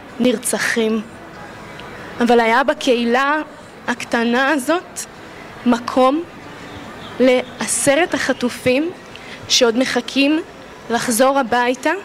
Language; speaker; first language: Hebrew; native; Hebrew